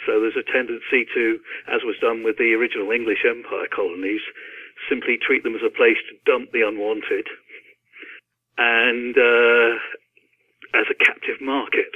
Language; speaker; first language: English; native; English